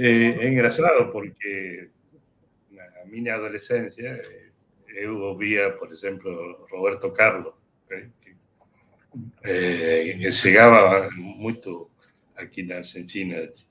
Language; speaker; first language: Portuguese; non-native, fluent; Spanish